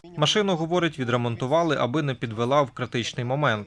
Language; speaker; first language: Ukrainian; native; Ukrainian